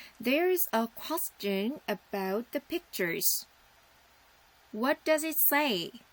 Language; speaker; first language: English; non-native, fluent; Korean